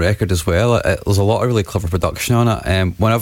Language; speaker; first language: English; native; English